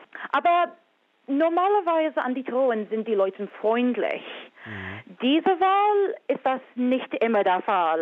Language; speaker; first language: German; non-native, fluent; English